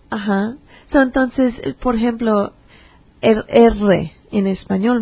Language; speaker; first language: Spanish; early bilingual, heritage; English